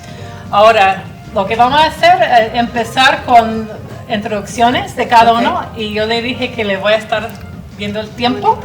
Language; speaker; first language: Spanish; non-native, fluent; English